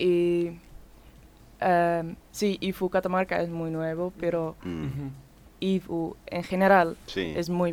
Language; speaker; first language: Spanish; non-native, learner; Dutch